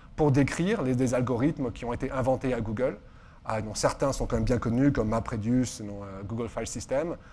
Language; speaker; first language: French; native; French